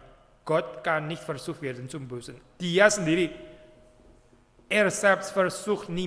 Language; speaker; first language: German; non-native, fluent; Indonesian